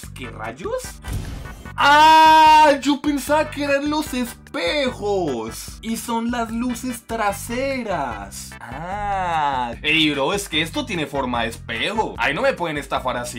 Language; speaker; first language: Spanish; native; Spanish